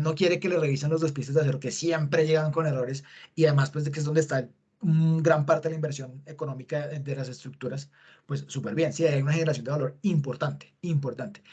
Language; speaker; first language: Spanish; native; Spanish